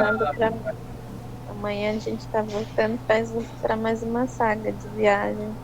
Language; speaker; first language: Portuguese; native; Portuguese